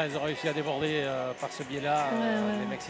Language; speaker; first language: French; native; French